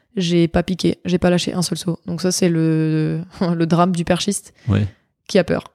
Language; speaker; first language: French; native; French